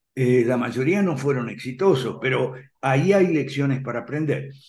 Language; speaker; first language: Spanish; native; Spanish